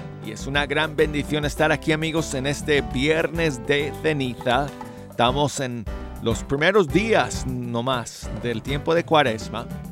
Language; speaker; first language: Spanish; native; Spanish